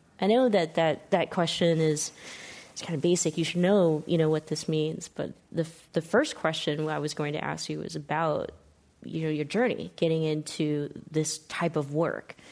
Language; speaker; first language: English; native; English